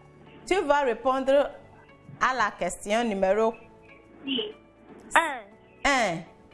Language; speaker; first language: French; non-native, fluent; English